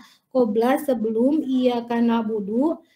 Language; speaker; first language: Indonesian; native; Indonesian